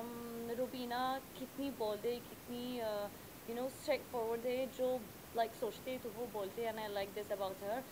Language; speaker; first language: Hindi; early bilingual, heritage; Hindi